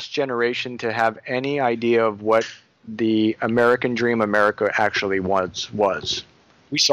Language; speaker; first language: English; native; English